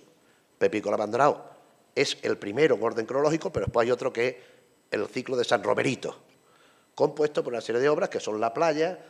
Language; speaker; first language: Spanish; native; Spanish